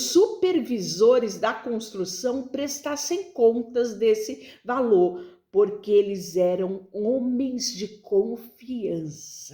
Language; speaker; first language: Portuguese; native; Portuguese